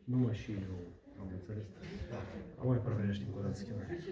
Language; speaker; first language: Romanian; non-native, local second language; Russian